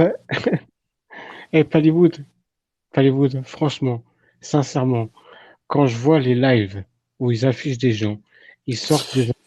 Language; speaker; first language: French; native; French